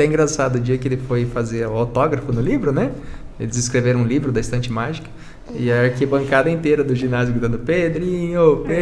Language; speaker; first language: Portuguese; native; Portuguese